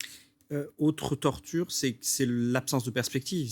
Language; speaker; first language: French; native; French